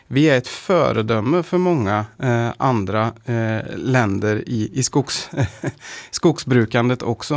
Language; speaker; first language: Swedish; native; Swedish